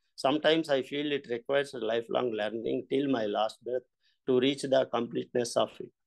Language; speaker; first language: English; non-native, local second language; Telugu